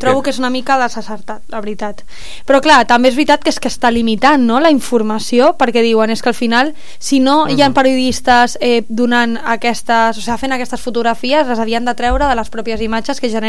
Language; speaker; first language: Catalan; native; Catalan